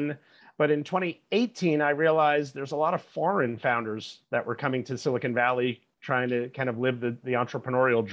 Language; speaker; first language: English; native; English